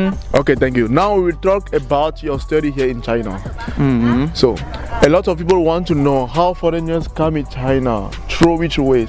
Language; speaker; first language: English; non-native, fluent; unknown